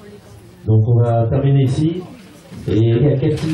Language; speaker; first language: French; native; French